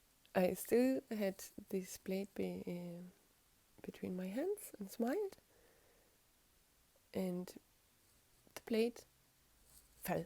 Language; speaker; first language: English; non-native, fluent; German